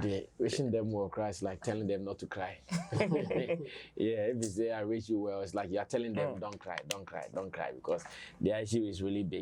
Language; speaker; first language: English; non-native, local second language; Akan